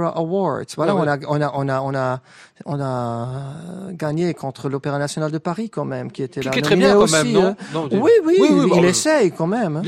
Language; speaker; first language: French; native; French